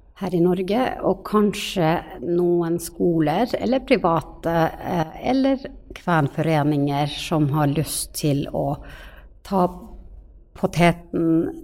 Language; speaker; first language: Norwegian; non-native, fluent; Finnish